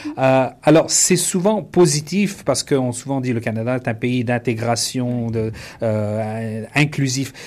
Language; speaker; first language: French; native; French